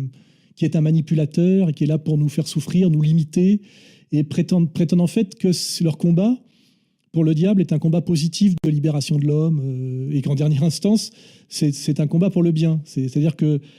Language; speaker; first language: French; native; French